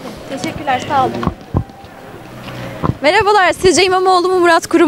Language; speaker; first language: Turkish; native; Turkish